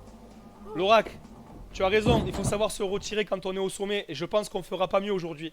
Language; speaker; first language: French; native; French